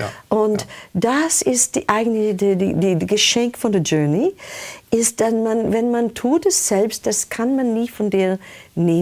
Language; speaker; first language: German; non-native, fluent; English